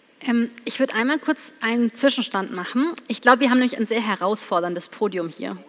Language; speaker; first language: German; native; German